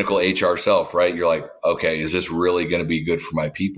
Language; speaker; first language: English; native; English